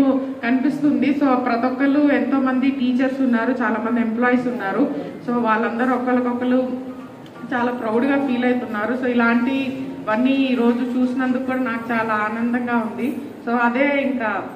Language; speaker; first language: Telugu; native; Telugu